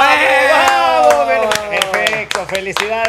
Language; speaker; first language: Spanish; native; Spanish